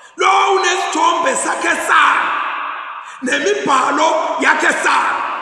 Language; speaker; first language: Zulu; non-native, local second language; Swati